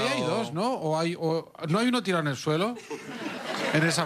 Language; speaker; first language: Spanish; native; Spanish